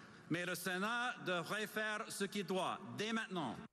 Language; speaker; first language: French; non-native, fluent; English